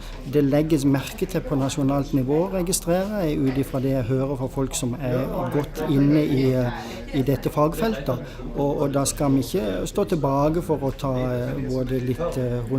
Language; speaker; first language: Norwegian; native; Norwegian